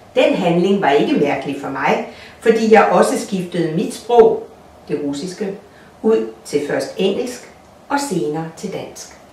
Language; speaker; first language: Danish; non-native, fluent; Russian